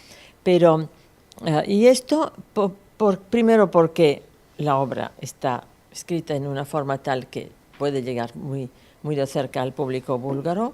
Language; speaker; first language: Spanish; non-native, fluent; Bulgarian